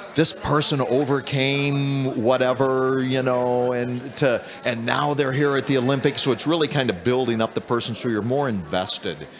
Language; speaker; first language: English; native; English